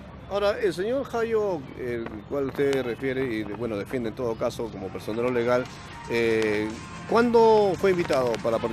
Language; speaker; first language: Spanish; native; Spanish